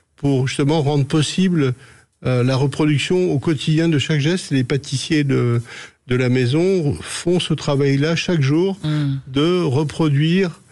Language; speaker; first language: French; native; French